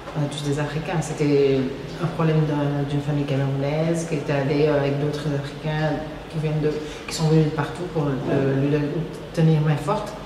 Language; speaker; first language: French; non-native, local second language; Wolof